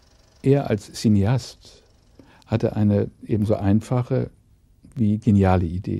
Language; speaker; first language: German; native; German